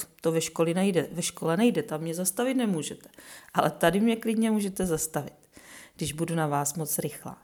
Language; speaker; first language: Czech; native; Czech